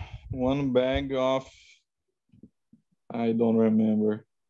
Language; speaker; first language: English; non-native, learner; Portuguese